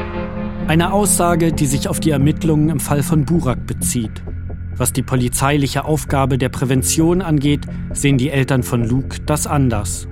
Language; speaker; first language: German; native; German